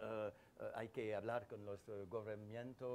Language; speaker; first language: Spanish; non-native, fluent; French